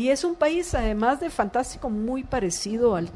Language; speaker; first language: Spanish; native; Spanish